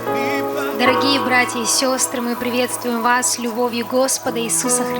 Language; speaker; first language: Russian; native; Russian